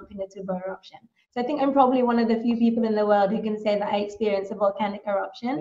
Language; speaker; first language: English; native; English